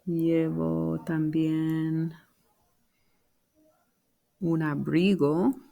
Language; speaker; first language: Spanish; non-native, fluent; English